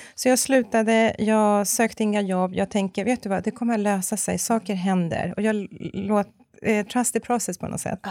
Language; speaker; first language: Swedish; early bilingual, other home language; Spanish